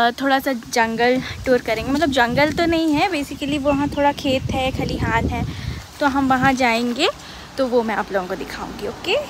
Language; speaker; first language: Hindi; native; Hindi